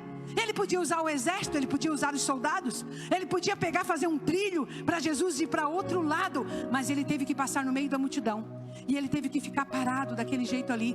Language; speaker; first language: Portuguese; native; Portuguese